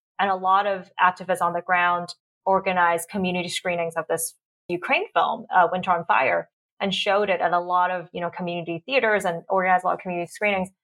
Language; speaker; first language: English; early bilingual, other home language; Cantonese